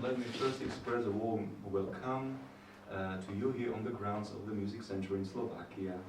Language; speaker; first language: English; non-native, fluent; Slovak